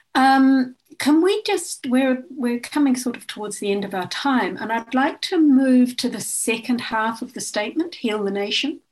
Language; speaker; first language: English; native; English